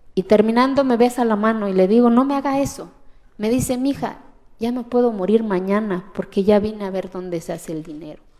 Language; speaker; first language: Spanish; non-native, local second language; Zapotec